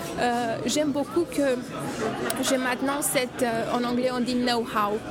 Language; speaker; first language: French; non-native, learner; Romanian